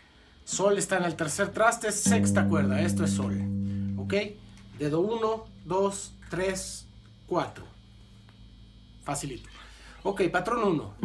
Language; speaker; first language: Spanish; native; Spanish